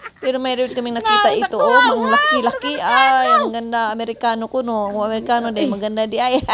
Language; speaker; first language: Filipino; non-native, local second language; Cebuano